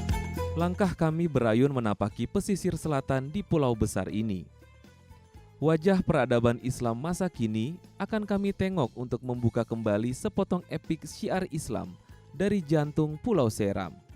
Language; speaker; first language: Indonesian; native; Indonesian